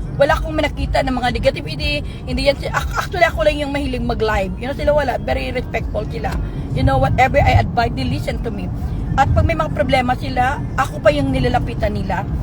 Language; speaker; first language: Filipino; non-native, local second language; Hiligaynon